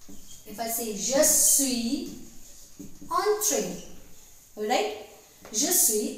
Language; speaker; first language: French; non-native, fluent; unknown